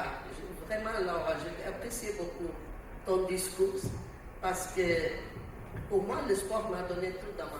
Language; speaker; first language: French; non-native, learner; Portuguese